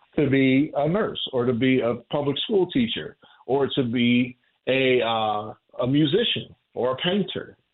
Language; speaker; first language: English; native; English